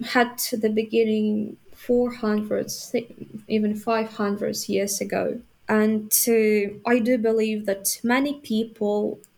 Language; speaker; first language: English; non-native, fluent; Ukrainian